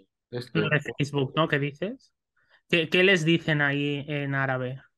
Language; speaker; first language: Spanish; native; Spanish